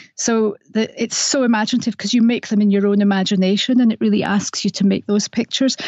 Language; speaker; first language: English; native; English